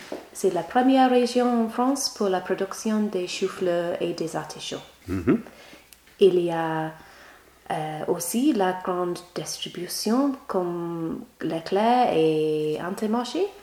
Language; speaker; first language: French; non-native, learner; English